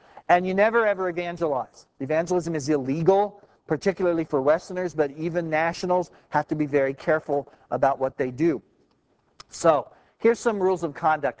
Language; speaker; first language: English; native; English